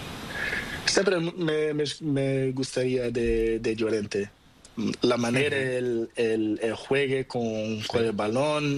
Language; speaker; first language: Spanish; non-native, learner; Portuguese